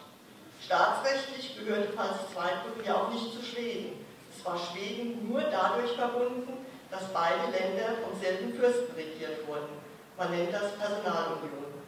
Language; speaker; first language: German; native; German